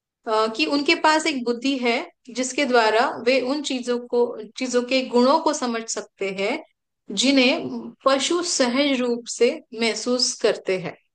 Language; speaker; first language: Hindi; native; Hindi